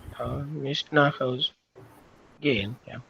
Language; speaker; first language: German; non-native, learner; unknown